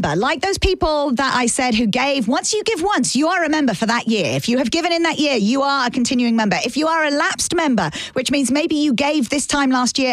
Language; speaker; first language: English; native; English